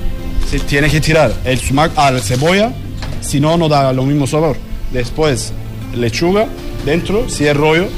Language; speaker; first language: Spanish; non-native, fluent; Turkish